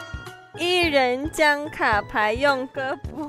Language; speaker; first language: Chinese; native; Chinese